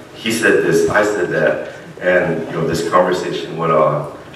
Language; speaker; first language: English; native; English